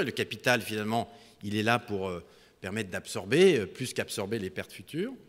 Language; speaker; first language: French; native; French